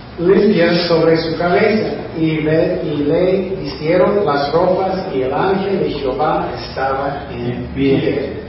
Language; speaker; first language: Spanish; non-native, fluent; English